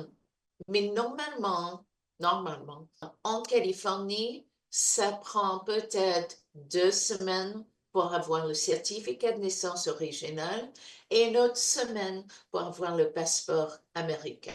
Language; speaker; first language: French; non-native, learner; English